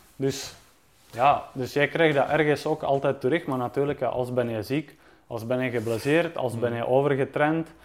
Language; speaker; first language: Dutch; non-native, fluent; Czech